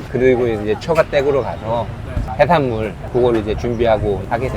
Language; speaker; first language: Korean; native; Korean